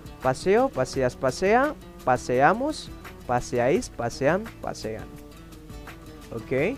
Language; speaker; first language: Spanish; non-native, fluent; Indonesian